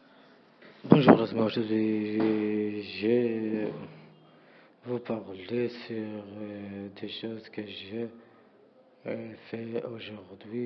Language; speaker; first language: French; non-native, learner; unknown